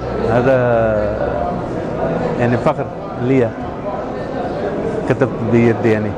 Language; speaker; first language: Arabic; non-native, fluent; Urdu